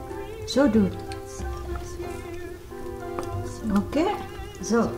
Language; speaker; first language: Dutch; non-native, learner; Indonesian